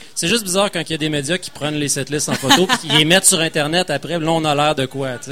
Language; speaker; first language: French; native; French